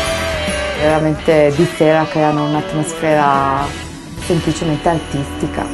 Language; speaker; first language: Italian; native; Italian